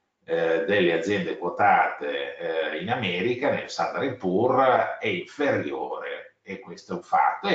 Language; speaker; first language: Italian; native; Italian